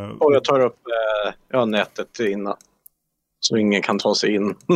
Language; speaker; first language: Swedish; non-native, fluent; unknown